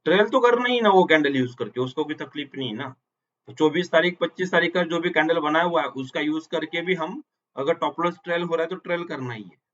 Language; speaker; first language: Hindi; non-native, local second language; Marathi